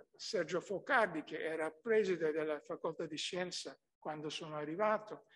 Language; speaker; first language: Italian; non-native, fluent; Turkish